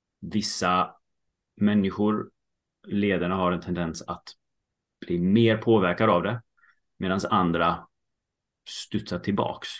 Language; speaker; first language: Swedish; early bilingual, heritage; Swedish